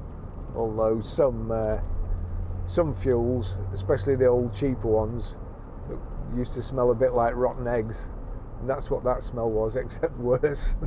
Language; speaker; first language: English; native; English